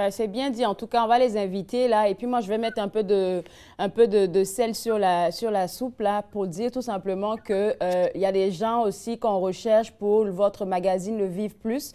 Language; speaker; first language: French; native; French